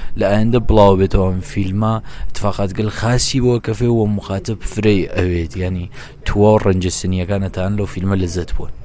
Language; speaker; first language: Central Kurdish; non-native, local second language; Gurani